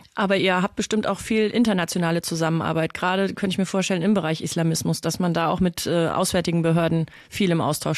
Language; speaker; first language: German; native; German